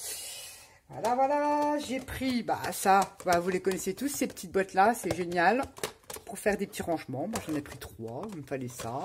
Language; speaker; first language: French; native; French